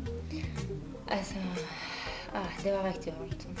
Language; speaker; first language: Danish; non-native, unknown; Arabic